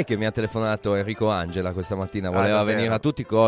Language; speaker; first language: Italian; native; Italian